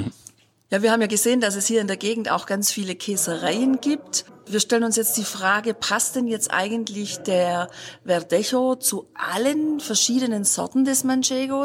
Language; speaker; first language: German; native; German